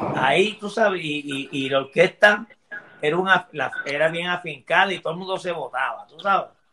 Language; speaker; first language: Spanish; early bilingual, heritage; Spanish